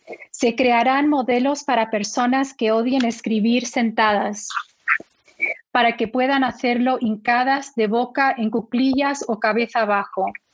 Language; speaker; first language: Spanish; early bilingual, heritage; Spanish